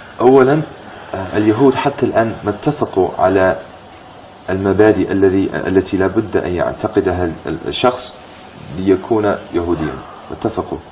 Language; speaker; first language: Arabic; non-native, fluent; English